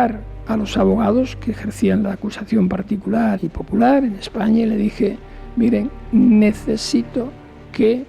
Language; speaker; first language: Spanish; native; Spanish